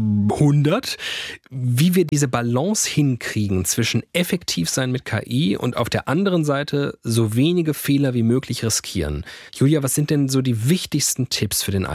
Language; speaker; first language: German; native; German